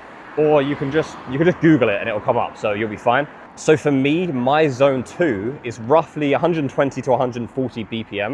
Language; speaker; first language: English; native; English